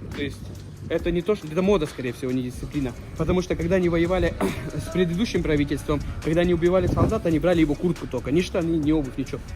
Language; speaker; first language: Russian; non-native, fluent; Persian